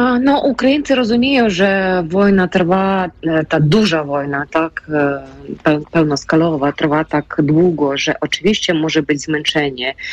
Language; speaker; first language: Polish; non-native, fluent; Ukrainian